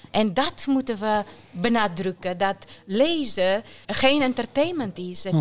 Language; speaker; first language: Dutch; non-native, fluent; Romanian